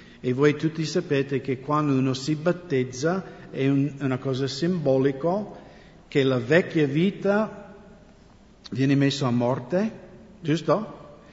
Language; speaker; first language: Italian; non-native, fluent; English